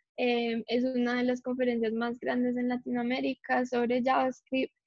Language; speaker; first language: Spanish; early bilingual, heritage; English